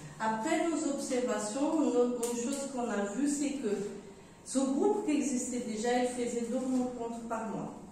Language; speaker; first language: French; non-native, fluent; Portuguese